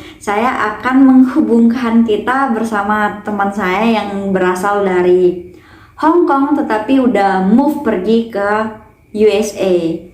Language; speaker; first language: Indonesian; native; Indonesian